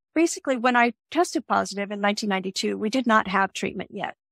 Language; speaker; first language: English; native; English